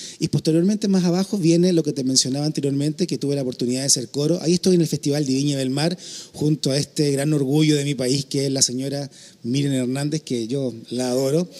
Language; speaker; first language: Spanish; native; Spanish